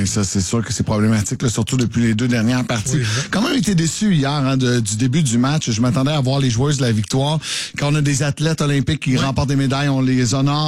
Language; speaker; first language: French; native; French